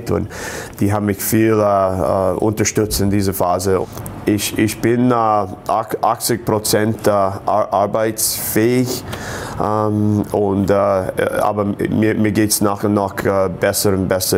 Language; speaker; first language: German; non-native, fluent; English